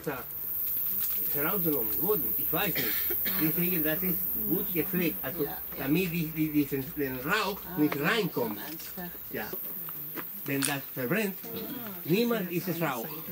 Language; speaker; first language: German; non-native, learner; Spanish